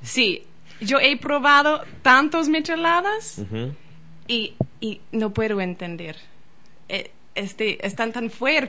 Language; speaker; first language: Spanish; non-native, learner; English